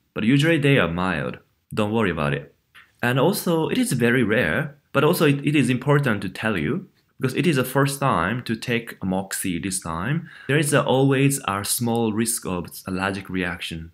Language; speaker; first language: English; non-native, fluent; Japanese